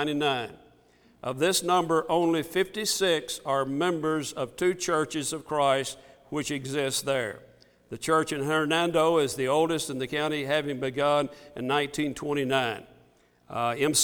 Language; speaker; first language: English; native; English